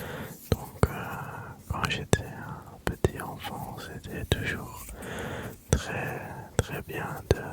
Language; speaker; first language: French; early bilingual, other home language; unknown